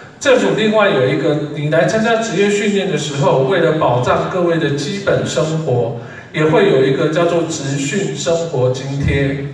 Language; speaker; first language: Chinese; native; Chinese